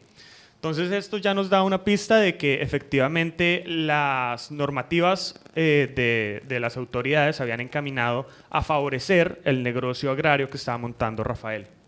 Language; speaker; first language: Spanish; native; Spanish